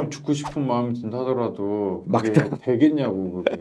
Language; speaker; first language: Korean; native; Korean